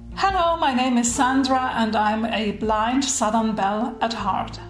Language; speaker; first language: English; non-native, fluent; German